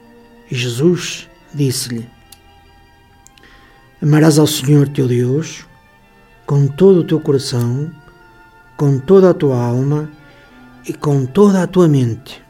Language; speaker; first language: Portuguese; native; Portuguese